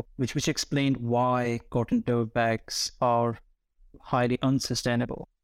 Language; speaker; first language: English; non-native, local second language; Hindi